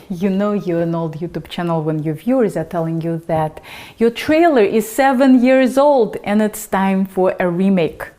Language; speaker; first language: English; early bilingual, other home language; Russian